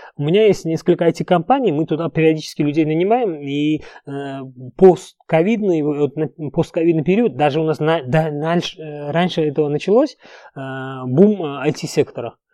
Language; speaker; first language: Russian; non-native, local second language; Uzbek